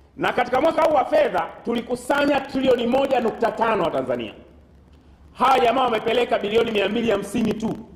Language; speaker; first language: Swahili; native; Swahili